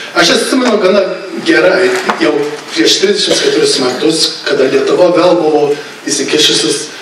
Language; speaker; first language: Lithuanian; early bilingual, other home language; English